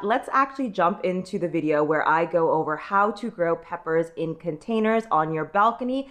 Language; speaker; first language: English; native; English